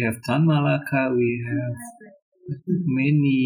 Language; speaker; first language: English; non-native, learner; Indonesian